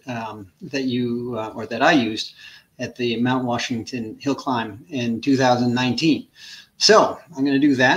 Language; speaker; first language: English; native; English